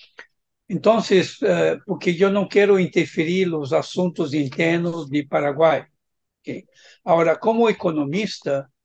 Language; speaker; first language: Spanish; non-native, fluent; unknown